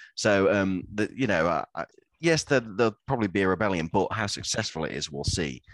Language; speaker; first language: English; native; English